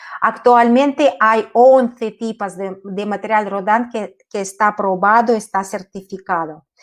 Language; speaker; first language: Spanish; non-native, fluent; Russian